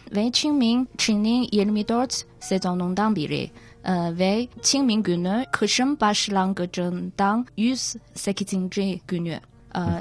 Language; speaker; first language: Turkish; non-native, fluent; Chinese